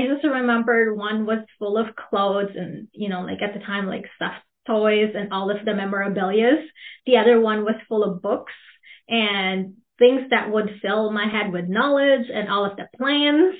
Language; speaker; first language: English; non-native, local second language; Filipino